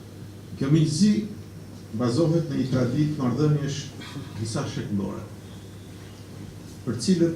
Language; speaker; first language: Albanian; native; Albanian